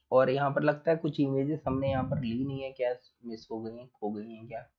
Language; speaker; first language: Hindi; native; Hindi